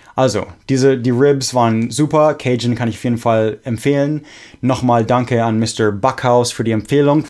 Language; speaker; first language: German; non-native, fluent; English